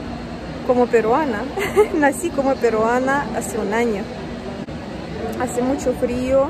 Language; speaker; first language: Spanish; non-native, fluent; Russian